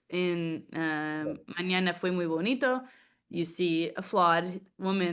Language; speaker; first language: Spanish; early bilingual, heritage; English